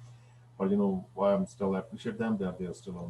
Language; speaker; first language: English; non-native, fluent; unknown